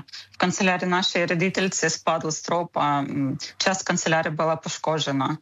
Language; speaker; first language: Czech; non-native, learner; Ukrainian